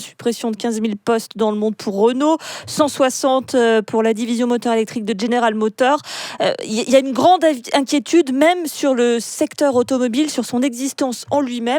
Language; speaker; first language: French; native; French